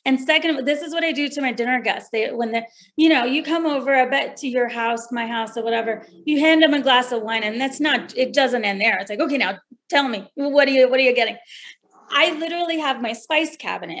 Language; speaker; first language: English; non-native, local second language; Hindi